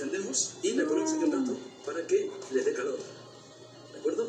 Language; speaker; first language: Spanish; native; Spanish